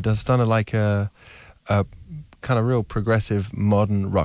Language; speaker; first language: English; native; English